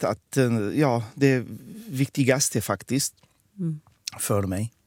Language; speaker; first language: Swedish; non-native, fluent; Arabic